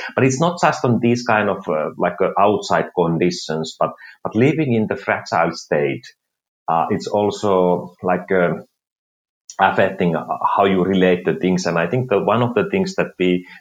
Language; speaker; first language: English; non-native, fluent; Finnish